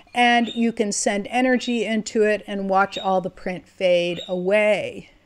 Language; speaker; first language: English; native; English